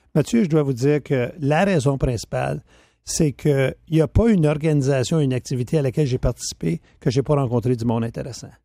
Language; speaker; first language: French; native; French